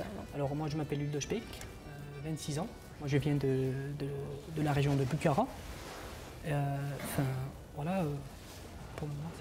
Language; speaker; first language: French; non-native, fluent; Uzbek